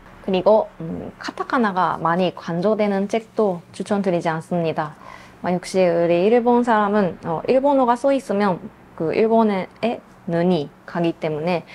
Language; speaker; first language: Korean; non-native, fluent; Japanese